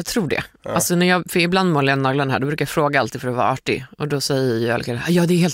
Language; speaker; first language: Swedish; native; Swedish